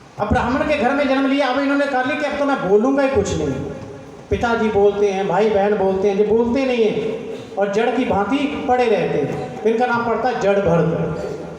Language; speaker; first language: Hindi; non-native, local second language; Punjabi